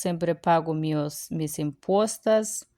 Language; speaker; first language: Spanish; non-native, fluent; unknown